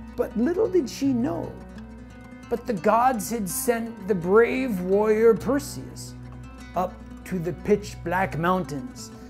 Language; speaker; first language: English; native; English